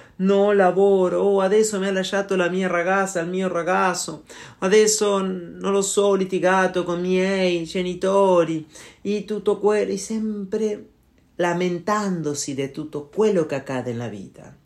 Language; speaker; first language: Italian; non-native, learner; Spanish